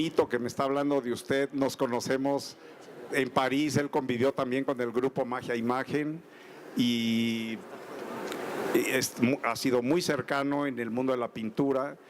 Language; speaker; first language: Spanish; native; Spanish